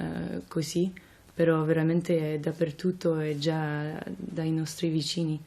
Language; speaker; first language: Italian; non-native, fluent; French